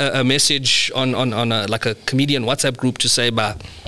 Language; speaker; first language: English; native; English